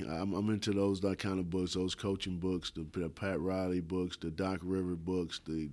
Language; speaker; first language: English; native; English